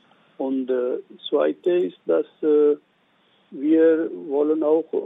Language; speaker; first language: German; non-native, learner; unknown